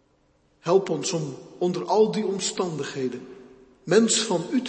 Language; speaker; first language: Dutch; native; Dutch